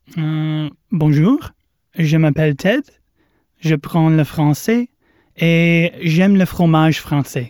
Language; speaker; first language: French; non-native, learner; English